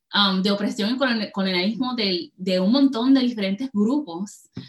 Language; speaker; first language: Spanish; early bilingual, heritage; Spanish